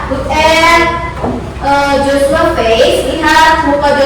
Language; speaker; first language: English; non-native, learner; Indonesian